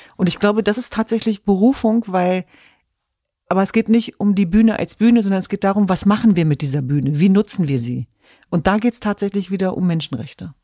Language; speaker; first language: German; early bilingual, other home language; Kurdish